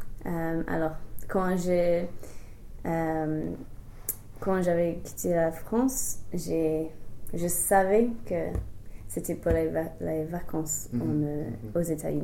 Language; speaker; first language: French; non-native, fluent; English